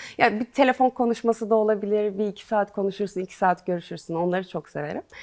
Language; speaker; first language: Turkish; native; Turkish